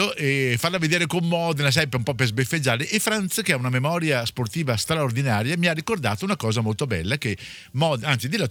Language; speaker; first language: Italian; native; Italian